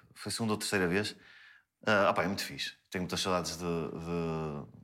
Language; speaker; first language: Portuguese; native; Portuguese